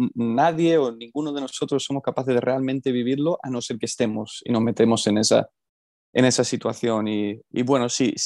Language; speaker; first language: Spanish; early bilingual, heritage; Spanish